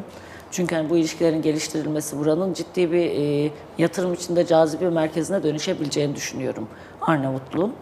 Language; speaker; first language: Turkish; native; Turkish